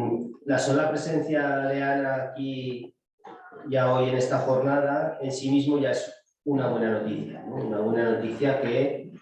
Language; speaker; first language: Spanish; native; Spanish